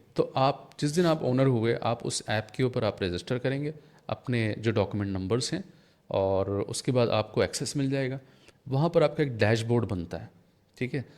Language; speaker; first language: Hindi; native; Hindi